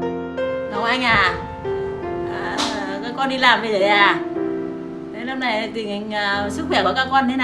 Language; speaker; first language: Vietnamese; native; Vietnamese